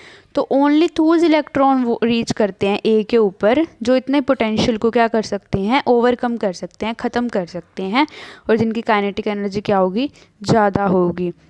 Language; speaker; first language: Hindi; native; Hindi